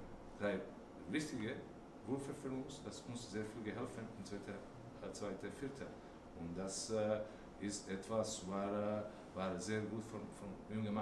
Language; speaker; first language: German; non-native, learner; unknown